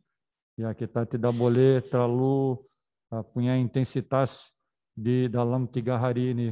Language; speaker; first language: Indonesian; non-native, fluent; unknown